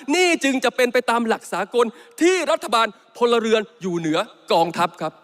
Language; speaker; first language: Thai; native; Thai